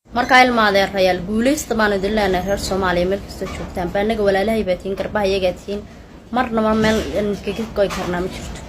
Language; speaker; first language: Somali; native; Somali